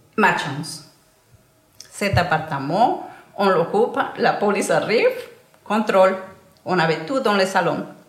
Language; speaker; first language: French; non-native, learner; Spanish